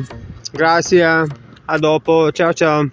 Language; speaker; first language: Italian; non-native, learner; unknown